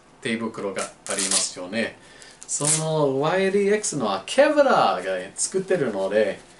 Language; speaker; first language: Japanese; non-native, learner; English